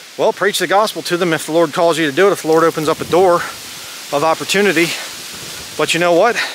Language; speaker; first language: English; native; English